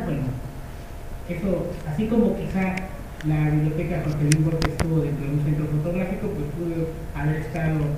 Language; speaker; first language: Spanish; native; Spanish